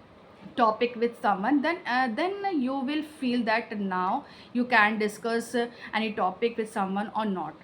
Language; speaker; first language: English; non-native, local second language; Hindi